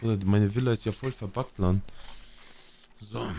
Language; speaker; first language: German; early bilingual, other home language; Turkish